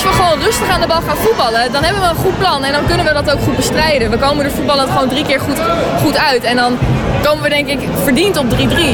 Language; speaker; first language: Dutch; native; Dutch